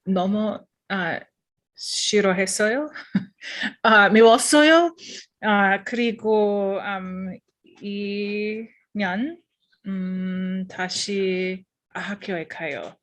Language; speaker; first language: Korean; non-native, learner; English